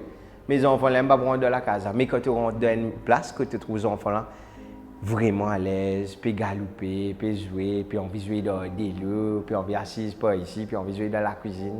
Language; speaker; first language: French; non-native, local second language; Morisyen